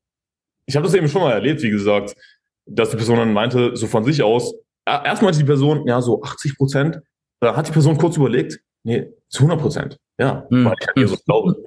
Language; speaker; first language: German; native; German